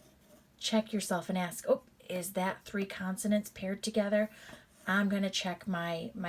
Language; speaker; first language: English; native; English